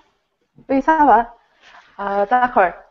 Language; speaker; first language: French; non-native, learner; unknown